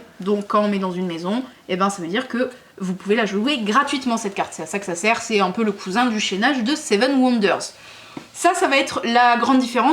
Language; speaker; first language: French; native; French